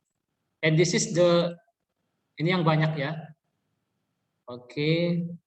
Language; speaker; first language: English; non-native, learner; Indonesian